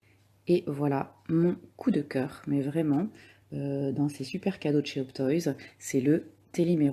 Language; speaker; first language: French; native; French